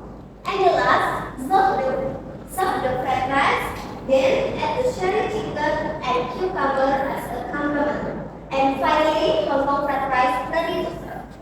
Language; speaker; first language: English; non-native, learner; Indonesian